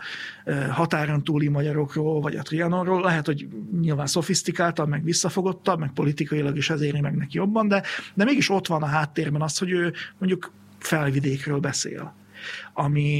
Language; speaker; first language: Hungarian; native; Hungarian